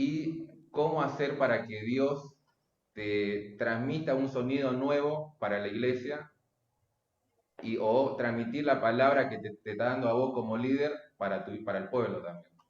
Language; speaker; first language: Spanish; native; Spanish